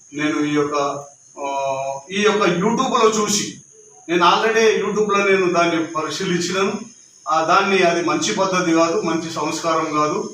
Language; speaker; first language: Telugu; non-native, local second language; Lambadi